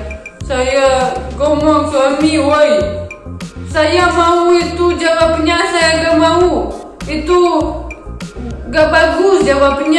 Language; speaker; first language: Indonesian; non-native, learner; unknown